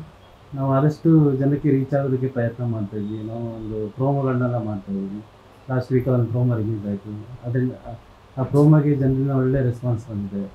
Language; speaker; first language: Kannada; early bilingual, other home language; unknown